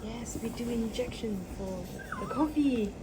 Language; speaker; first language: English; non-native, learner; Chinese